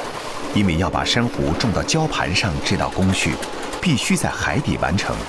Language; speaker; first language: Chinese; native; Chinese